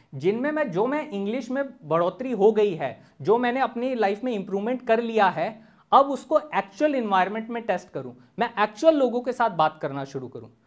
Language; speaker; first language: Hindi; native; Hindi